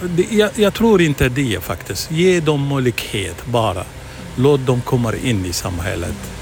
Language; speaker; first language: Swedish; non-native, fluent; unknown